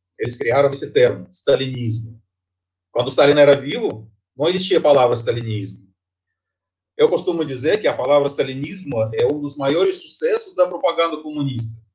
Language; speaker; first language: Portuguese; non-native, fluent; Russian